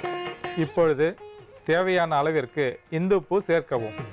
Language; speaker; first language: Tamil; native; Tamil